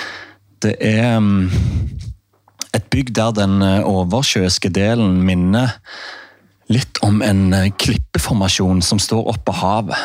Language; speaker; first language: Norwegian; native; Norwegian